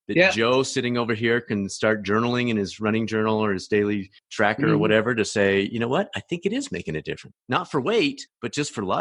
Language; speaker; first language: English; native; English